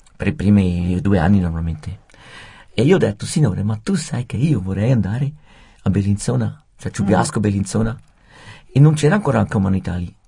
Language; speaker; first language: Italian; native; Italian